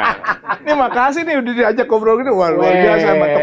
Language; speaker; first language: Indonesian; native; Indonesian